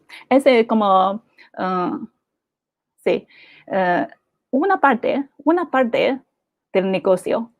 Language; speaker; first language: Spanish; non-native, fluent; Chinese